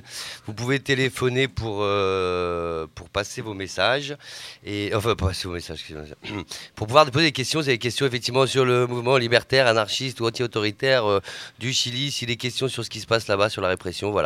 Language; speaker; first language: French; native; French